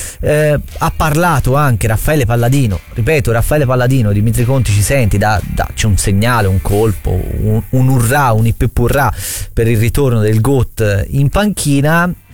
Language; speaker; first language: Italian; native; Italian